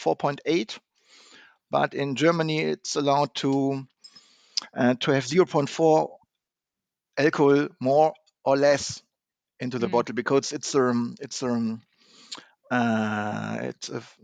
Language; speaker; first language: English; non-native, fluent; German